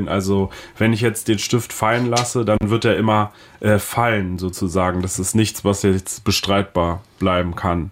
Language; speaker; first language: German; native; German